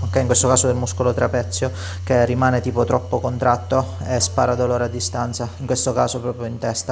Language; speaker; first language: Italian; native; Italian